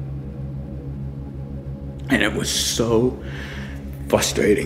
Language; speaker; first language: English; native; English